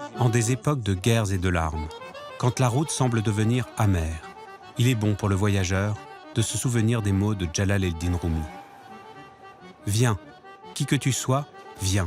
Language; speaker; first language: French; native; French